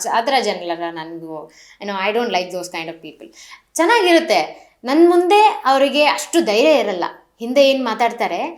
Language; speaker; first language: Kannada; non-native, local second language; Malayalam